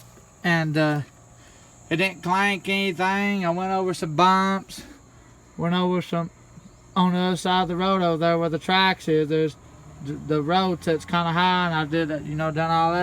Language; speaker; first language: English; native; English